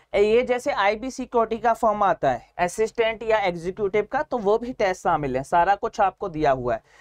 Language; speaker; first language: Hindi; native; Hindi